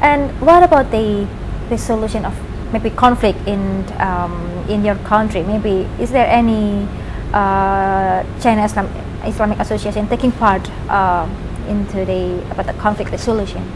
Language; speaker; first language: English; non-native, fluent; Indonesian